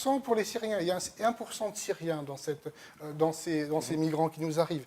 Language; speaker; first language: French; native; French